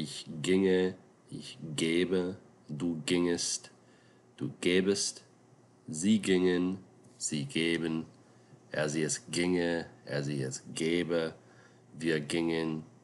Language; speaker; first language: German; non-native, fluent; English